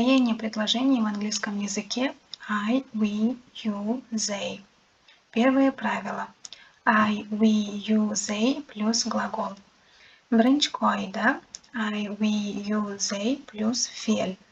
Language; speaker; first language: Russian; non-native, local second language; Uzbek